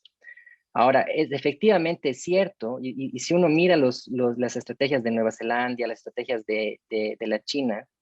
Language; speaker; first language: Spanish; native; Spanish